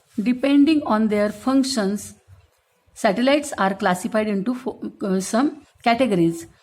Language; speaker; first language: English; non-native, local second language; Marathi